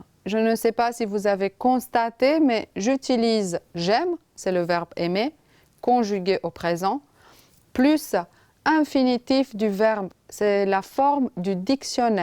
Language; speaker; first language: French; non-native, fluent; Romanian